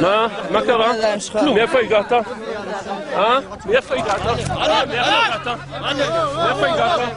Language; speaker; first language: Hebrew; native; Hebrew